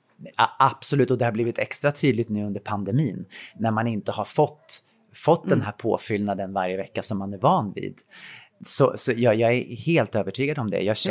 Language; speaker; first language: Swedish; native; Swedish